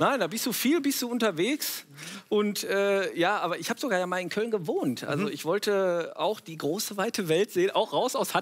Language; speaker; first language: German; native; German